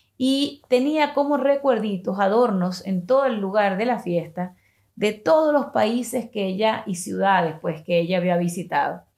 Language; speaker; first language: Spanish; native; Spanish